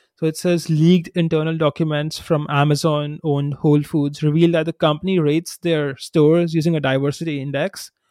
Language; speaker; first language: English; non-native, local second language; Hindi